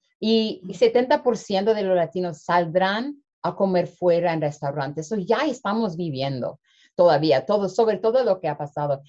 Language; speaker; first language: Spanish; early bilingual, heritage; Spanish